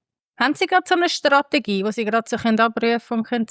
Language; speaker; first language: German; native; German